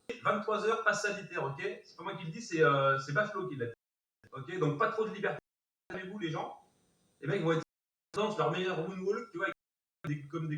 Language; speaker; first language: French; native; French